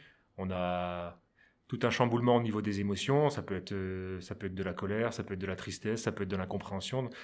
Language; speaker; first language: French; native; French